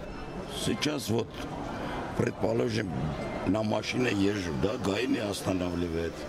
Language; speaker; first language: Russian; non-native, learner; Armenian